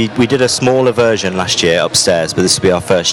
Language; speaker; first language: English; native; English